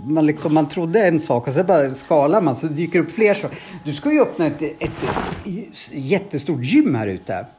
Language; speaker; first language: Swedish; native; Swedish